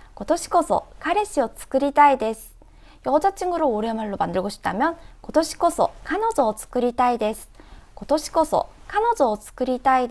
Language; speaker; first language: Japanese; non-native, fluent; Korean